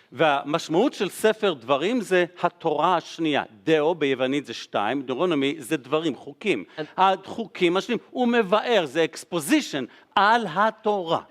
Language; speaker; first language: Hebrew; native; Hebrew